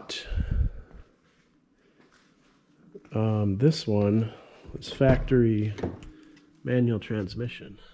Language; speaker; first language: English; native; English